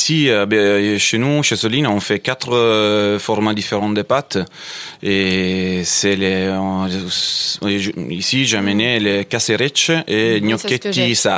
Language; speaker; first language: French; non-native, fluent; Italian